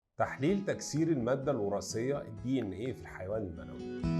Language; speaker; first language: Arabic; native; Arabic